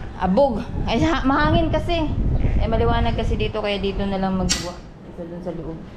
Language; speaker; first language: Filipino; non-native, local second language; Cebuano